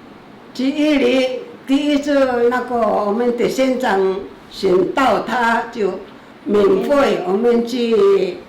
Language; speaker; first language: Chinese; non-native, local second language; Amis